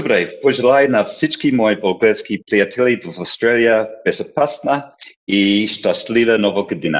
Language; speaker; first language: Bulgarian; non-native, learner; English